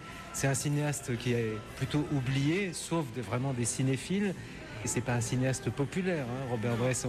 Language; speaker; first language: French; native; French